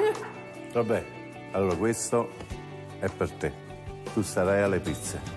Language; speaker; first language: Italian; native; Italian